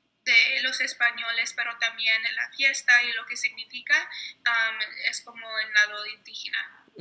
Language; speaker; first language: Spanish; early bilingual, heritage; Spanish